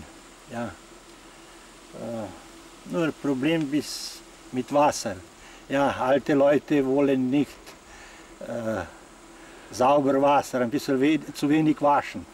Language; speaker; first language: German; non-native, learner; Slovenian